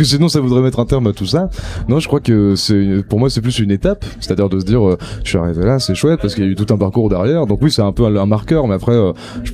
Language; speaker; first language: French; native; French